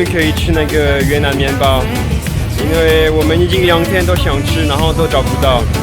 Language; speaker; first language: Chinese; non-native, fluent; French